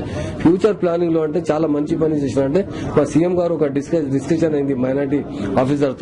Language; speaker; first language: Telugu; non-native, local second language; Urdu